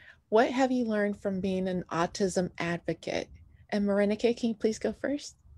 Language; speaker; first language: English; early bilingual, other home language; Spanish